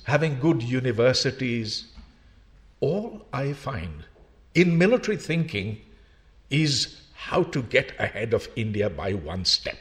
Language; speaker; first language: English; non-native, local second language; Urdu